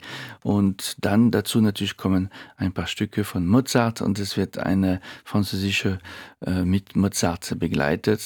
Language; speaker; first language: German; non-native, fluent; French